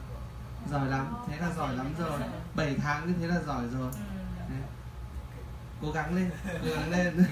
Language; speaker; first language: Vietnamese; non-native, fluent; Chinese